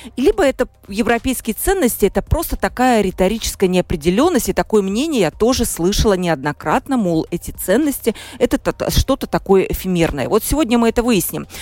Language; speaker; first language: Russian; native; Russian